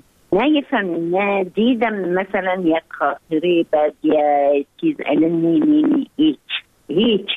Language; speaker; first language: Persian; non-native, fluent; Arabic